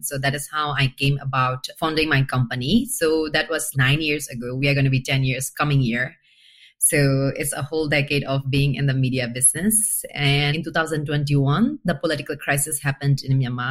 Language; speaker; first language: English; non-native, fluent; Burmese